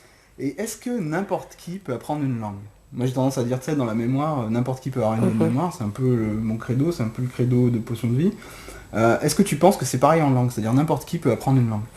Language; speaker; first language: French; native; French